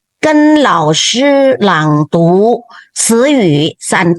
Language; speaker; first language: Chinese; non-native, fluent; Indonesian